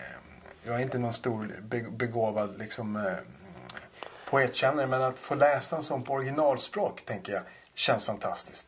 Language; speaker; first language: Swedish; native; Swedish